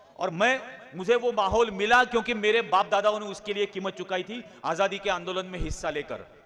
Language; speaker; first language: Hindi; non-native, local second language; Marathi